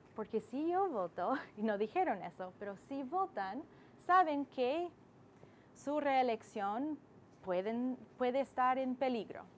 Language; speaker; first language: Spanish; non-native, fluent; English